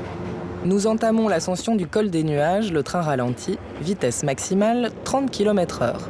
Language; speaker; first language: French; native; French